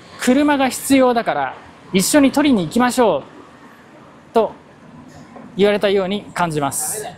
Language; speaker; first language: Japanese; native; Japanese